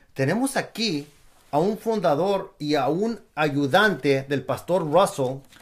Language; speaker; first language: Spanish; native; Spanish